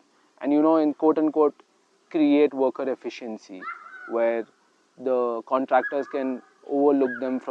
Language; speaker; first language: English; non-native, local second language; Hindi